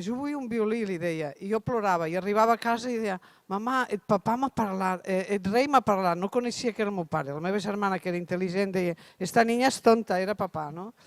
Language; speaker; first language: Catalan; native; Catalan